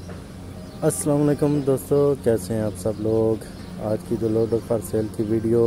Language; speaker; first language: Hindi; non-native, local second language; Punjabi